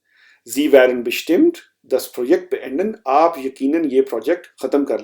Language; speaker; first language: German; non-native, fluent; Urdu